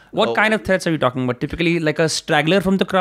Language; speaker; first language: English; non-native, local second language; Hindi